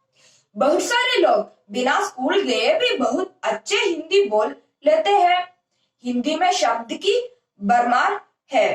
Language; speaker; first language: Hindi; non-native, local second language; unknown